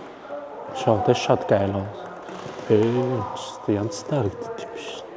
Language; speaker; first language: German; non-native, fluent; Mongolian